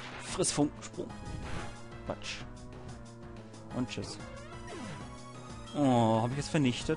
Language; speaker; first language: German; native; German